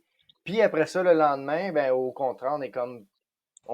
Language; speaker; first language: French; native; French